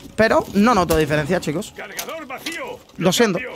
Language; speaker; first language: Spanish; native; Spanish